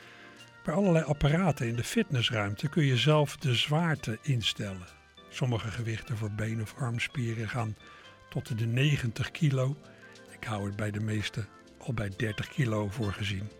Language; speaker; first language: Dutch; native; Dutch